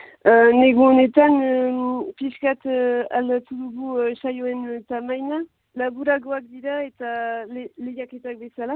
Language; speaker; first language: Basque; non-native, local second language; French